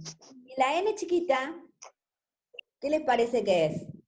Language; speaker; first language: Spanish; native; Spanish